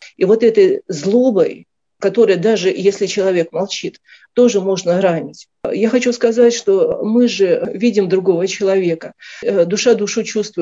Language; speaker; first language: Russian; native; Russian